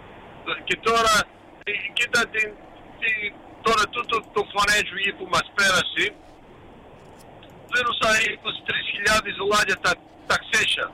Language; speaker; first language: Greek; early bilingual, heritage; Greek